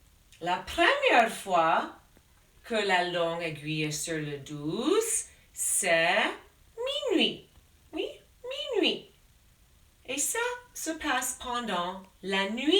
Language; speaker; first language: French; non-native, fluent; English